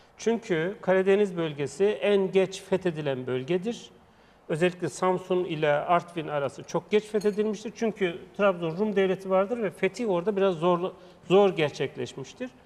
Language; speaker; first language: Turkish; native; Turkish